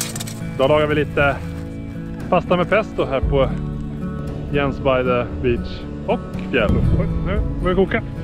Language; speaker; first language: Swedish; native; Swedish